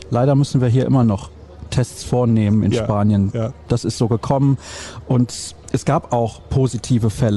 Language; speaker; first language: German; native; German